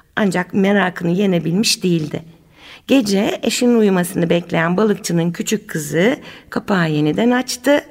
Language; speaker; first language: Turkish; native; Turkish